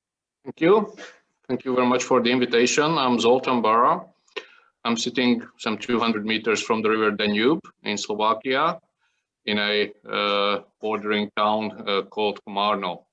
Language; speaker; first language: English; non-native, fluent; Hungarian